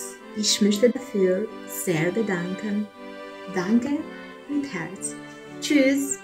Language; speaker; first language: German; non-native, learner; Albanian